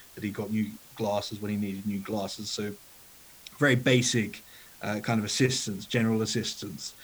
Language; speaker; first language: English; native; English